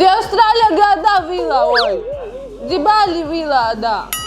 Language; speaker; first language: Indonesian; non-native, learner; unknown